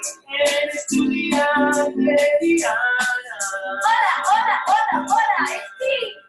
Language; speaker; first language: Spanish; non-native, learner; English